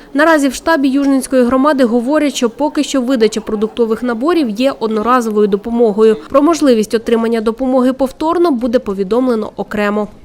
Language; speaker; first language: Ukrainian; native; Ukrainian